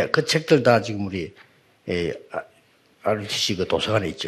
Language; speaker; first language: Korean; native; Korean